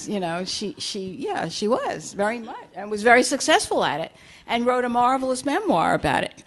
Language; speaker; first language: English; native; English